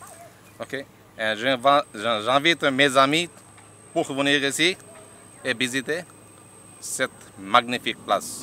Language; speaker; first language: French; non-native, learner; Bangla